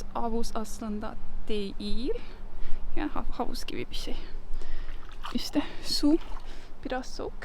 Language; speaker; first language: Turkish; non-native, learner; Estonian